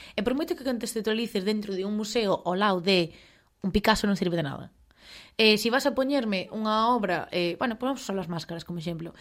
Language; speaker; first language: Galician; non-native, local second language; Spanish